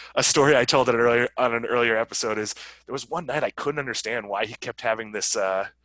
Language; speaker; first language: English; native; English